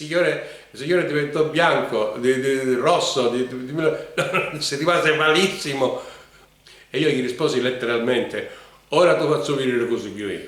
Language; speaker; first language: Italian; native; Italian